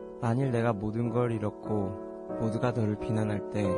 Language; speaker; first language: Korean; native; Korean